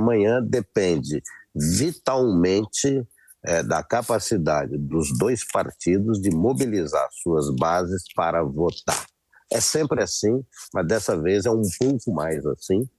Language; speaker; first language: Portuguese; native; Portuguese